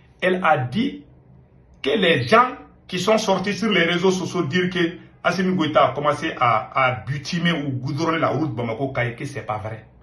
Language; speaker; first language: French; non-native, local second language; Bambara